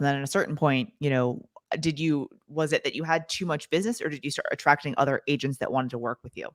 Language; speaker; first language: English; native; English